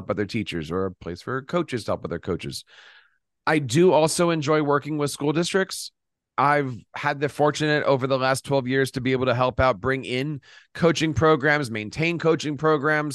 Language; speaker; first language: English; native; English